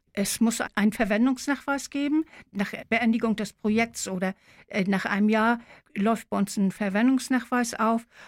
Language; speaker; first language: German; native; German